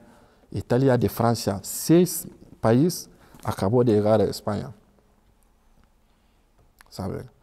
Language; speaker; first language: Spanish; non-native, learner; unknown